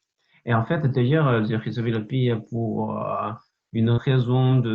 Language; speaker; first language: French; non-native, fluent; Chinese